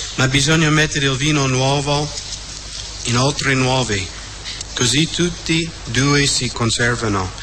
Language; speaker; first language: Italian; non-native, fluent; English